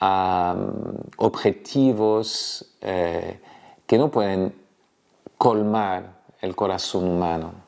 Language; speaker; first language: Spanish; non-native, fluent; French